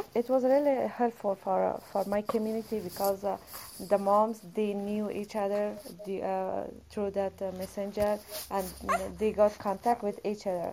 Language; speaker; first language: English; non-native, fluent; Persian